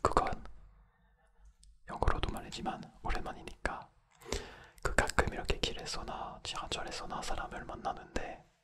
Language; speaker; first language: Korean; non-native, fluent; French